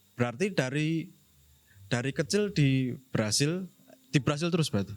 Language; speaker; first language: Indonesian; native; Indonesian